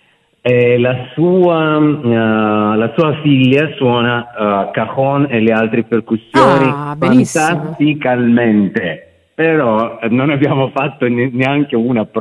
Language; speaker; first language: Italian; non-native, fluent; Russian